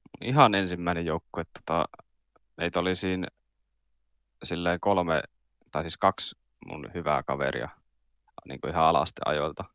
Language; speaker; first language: Finnish; native; Finnish